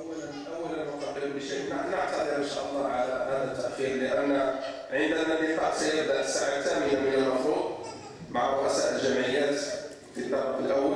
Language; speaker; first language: Arabic; native; Arabic